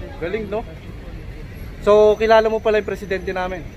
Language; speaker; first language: Filipino; native; Filipino